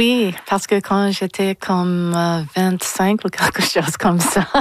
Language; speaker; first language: French; non-native, learner; English